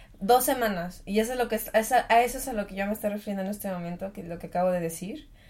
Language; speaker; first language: Spanish; native; Spanish